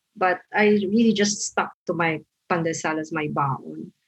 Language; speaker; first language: English; non-native, local second language; Filipino